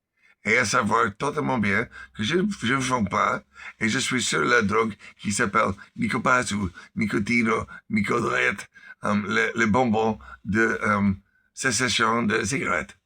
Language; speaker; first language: French; non-native, learner; English